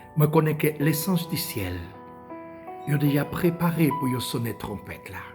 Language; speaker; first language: Haitian Creole; non-native, fluent; Spanish